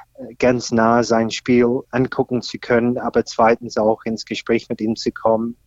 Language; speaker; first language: German; non-native, fluent; English